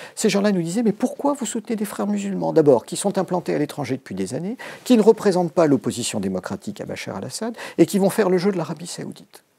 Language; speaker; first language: French; native; French